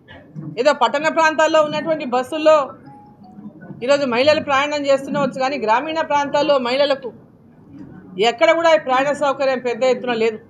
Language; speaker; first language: Telugu; native; Telugu